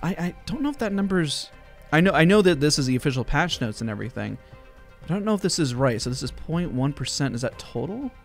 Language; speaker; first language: English; native; English